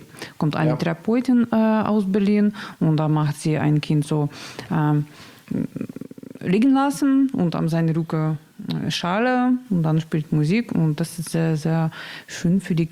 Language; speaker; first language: German; non-native, learner; Russian